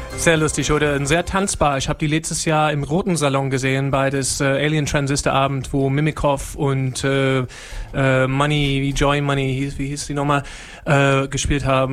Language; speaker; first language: German; non-native, fluent; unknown